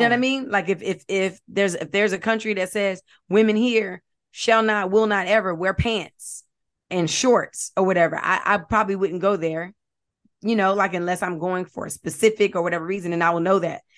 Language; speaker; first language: English; native; English